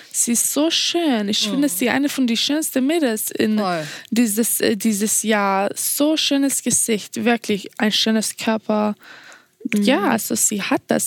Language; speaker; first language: German; non-native, fluent; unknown